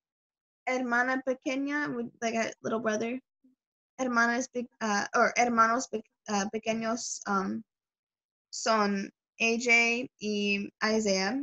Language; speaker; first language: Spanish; non-native, learner; English